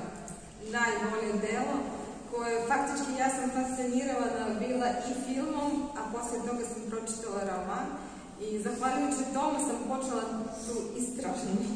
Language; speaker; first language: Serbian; non-native, fluent; Russian